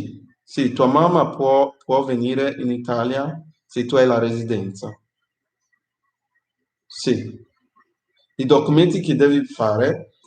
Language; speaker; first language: Italian; non-native, fluent; English